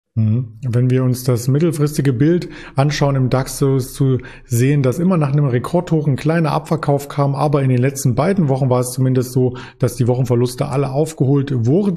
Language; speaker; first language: German; native; German